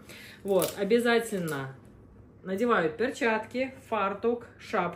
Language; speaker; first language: Russian; native; Russian